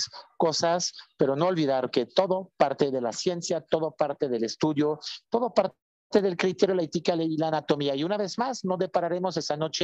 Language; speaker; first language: Spanish; native; Spanish